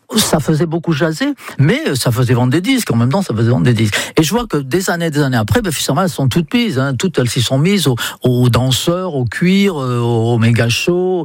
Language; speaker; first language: French; non-native, fluent; English